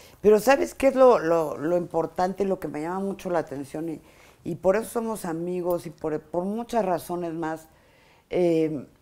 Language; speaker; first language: Spanish; native; Spanish